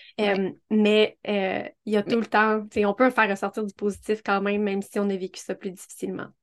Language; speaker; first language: French; native; French